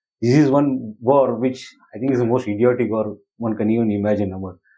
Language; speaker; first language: English; non-native, local second language; Tamil